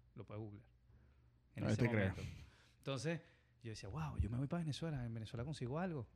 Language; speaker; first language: Spanish; native; Spanish